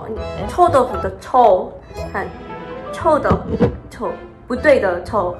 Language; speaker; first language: Chinese; non-native, fluent; Korean